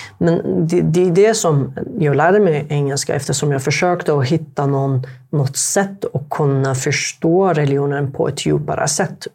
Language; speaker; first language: Swedish; non-native, fluent; Arabic